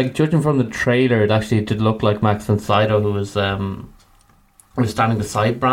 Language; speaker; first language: English; native; English